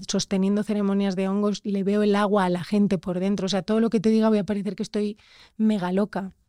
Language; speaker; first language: Spanish; native; Spanish